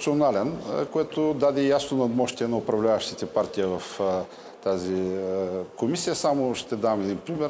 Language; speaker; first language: Bulgarian; native; Bulgarian